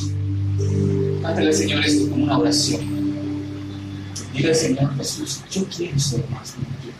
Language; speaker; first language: Spanish; native; Spanish